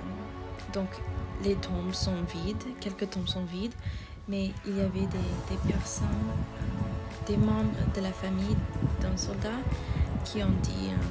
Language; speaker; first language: French; non-native, learner; English